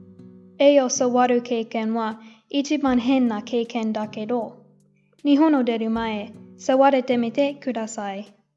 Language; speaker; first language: Japanese; non-native, learner; English